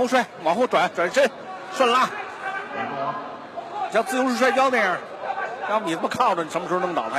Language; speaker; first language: Chinese; native; Chinese